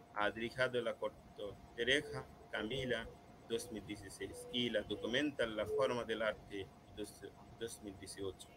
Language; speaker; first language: Spanish; non-native, learner; Bangla